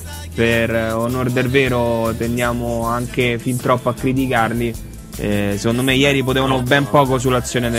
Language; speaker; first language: Italian; native; Italian